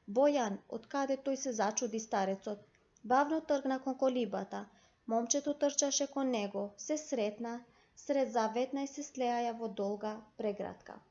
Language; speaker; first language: Macedonian; non-native, local second language; Albanian